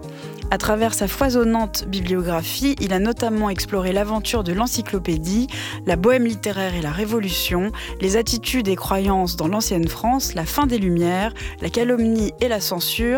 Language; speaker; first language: French; native; French